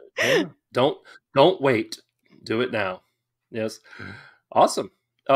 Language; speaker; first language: English; native; English